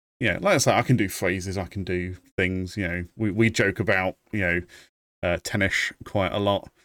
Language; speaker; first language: English; native; English